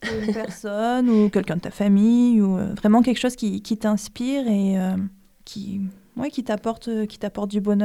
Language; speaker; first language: French; native; French